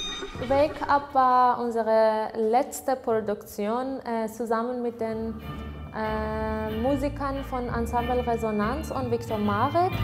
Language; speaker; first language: German; non-native, fluent; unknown